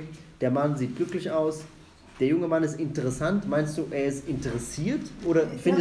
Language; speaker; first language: German; non-native, fluent; Arabic